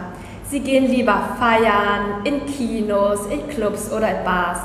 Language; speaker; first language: German; early bilingual, other home language; Vietnamese